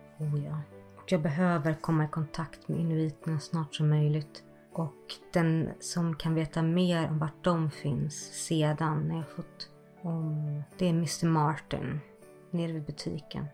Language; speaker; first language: Swedish; native; Swedish